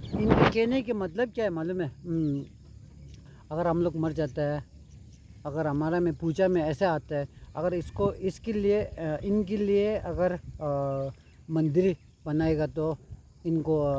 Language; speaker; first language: Hindi; non-native, local second language; Tibetan